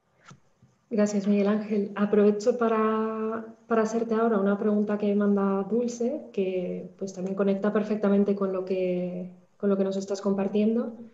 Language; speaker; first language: Spanish; native; Spanish